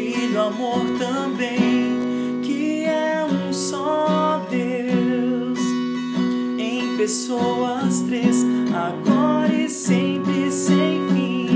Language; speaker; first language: Portuguese; native; Portuguese